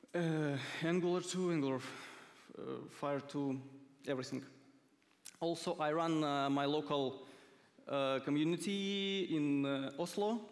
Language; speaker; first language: English; non-native, fluent; Russian